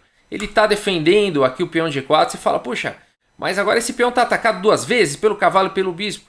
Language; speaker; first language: Portuguese; native; Portuguese